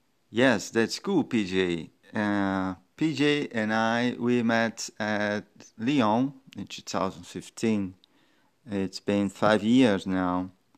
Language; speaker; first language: English; non-native, fluent; Portuguese